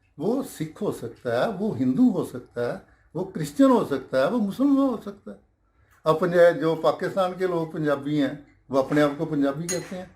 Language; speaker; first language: Hindi; non-native, local second language; Punjabi